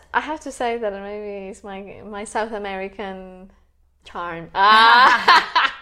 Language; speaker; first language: English; non-native, fluent; Spanish